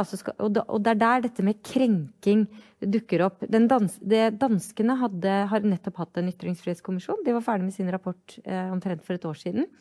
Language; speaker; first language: Norwegian; native; Norwegian